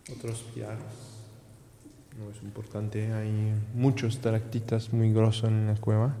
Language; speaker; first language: Spanish; non-native, learner; French